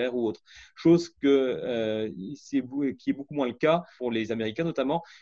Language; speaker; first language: French; native; French